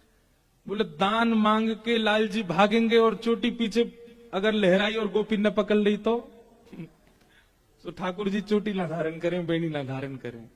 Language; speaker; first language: Hindi; native; Hindi